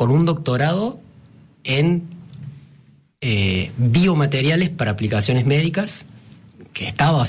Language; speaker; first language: Spanish; native; Spanish